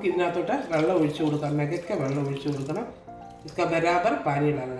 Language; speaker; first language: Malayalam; native; Malayalam